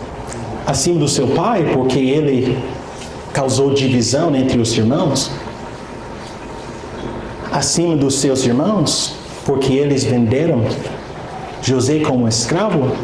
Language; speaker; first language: Portuguese; non-native, fluent; English